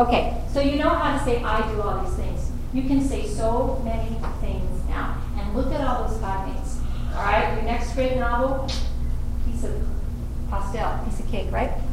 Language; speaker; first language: English; native; English